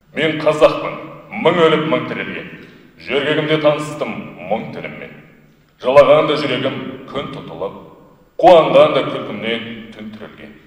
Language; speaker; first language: Kazakh; non-native, local second language; Russian